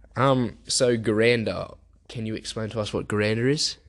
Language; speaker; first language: English; early bilingual, other home language; German